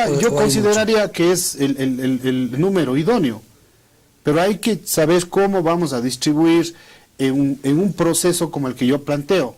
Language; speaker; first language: Spanish; native; Spanish